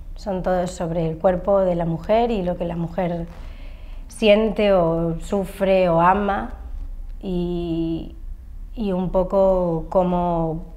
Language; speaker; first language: Spanish; native; Spanish